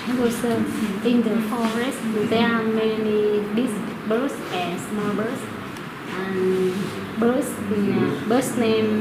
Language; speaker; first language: English; non-native, learner; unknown